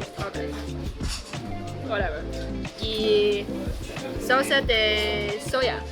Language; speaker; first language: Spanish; non-native, learner; Chinese